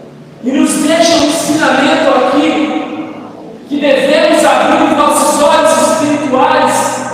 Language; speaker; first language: Portuguese; native; Portuguese